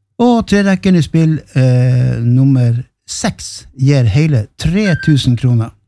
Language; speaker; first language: Norwegian; native; Norwegian